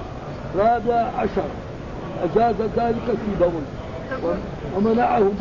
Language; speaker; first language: Arabic; native; Arabic